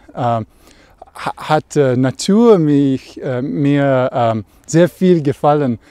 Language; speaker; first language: German; non-native, fluent; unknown